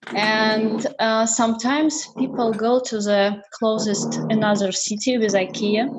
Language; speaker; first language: English; non-native, learner; Russian